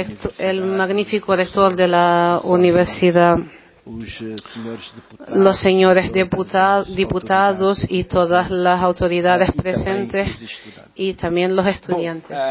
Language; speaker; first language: Spanish; non-native, fluent; Portuguese